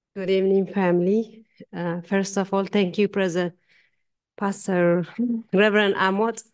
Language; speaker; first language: English; non-native, learner; Amharic